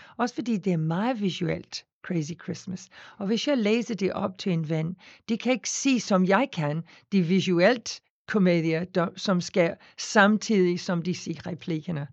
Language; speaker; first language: Danish; non-native, fluent; English